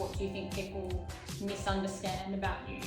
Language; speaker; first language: English; native; English